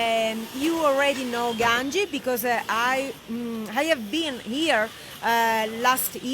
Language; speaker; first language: English; non-native, fluent; Italian